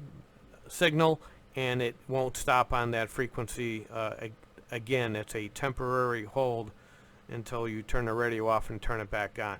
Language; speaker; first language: English; native; English